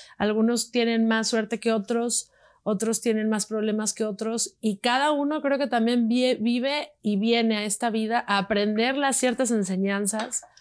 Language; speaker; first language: Spanish; native; Spanish